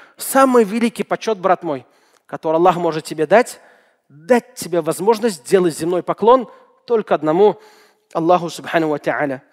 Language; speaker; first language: Russian; native; Russian